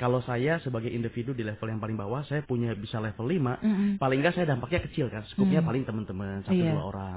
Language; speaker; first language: Indonesian; native; Indonesian